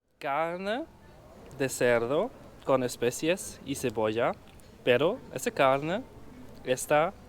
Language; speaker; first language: Spanish; non-native, learner; German